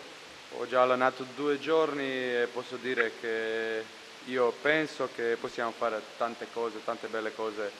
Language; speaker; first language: Italian; non-native, fluent; Croatian